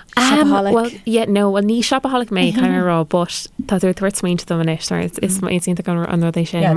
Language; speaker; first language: Irish; non-native, local second language; English